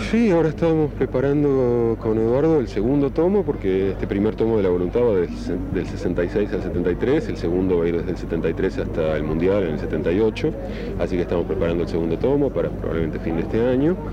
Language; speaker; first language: Spanish; native; Spanish